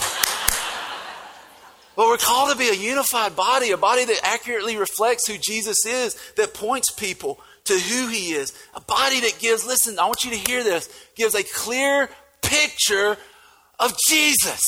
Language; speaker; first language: English; native; English